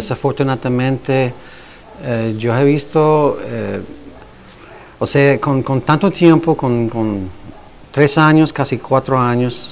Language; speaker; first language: Spanish; non-native, learner; English